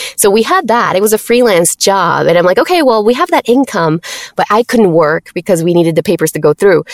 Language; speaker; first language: English; non-native, fluent; Spanish